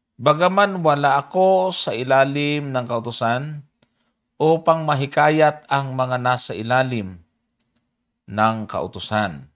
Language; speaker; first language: Filipino; native; Filipino